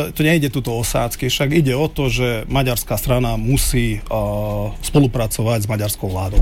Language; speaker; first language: Slovak; non-native, local second language; Hungarian